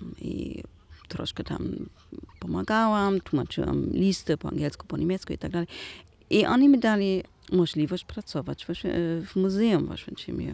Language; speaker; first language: Polish; non-native, learner; German